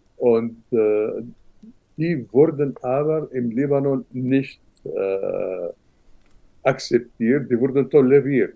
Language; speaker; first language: German; non-native, fluent; Arabic